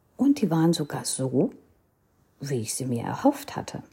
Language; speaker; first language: German; non-native, fluent; Hindi